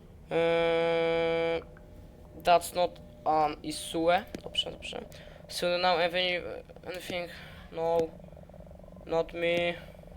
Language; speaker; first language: English; non-native, learner; Polish